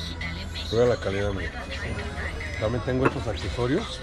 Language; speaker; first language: Spanish; native; Spanish